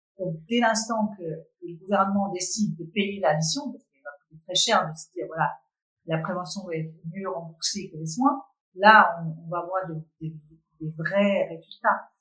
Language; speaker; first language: French; non-native, fluent; Danish